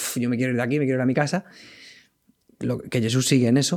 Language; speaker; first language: Spanish; non-native, local second language; Catalan